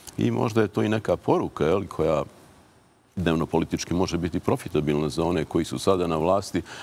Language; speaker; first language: Croatian; native; Croatian